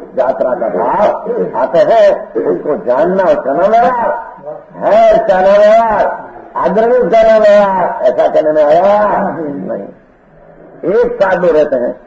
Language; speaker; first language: Hindi; non-native, local second language; Gujarati